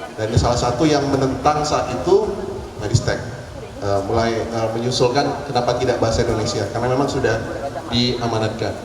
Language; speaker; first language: Indonesian; non-native, local second language; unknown